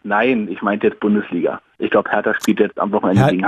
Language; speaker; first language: German; native; German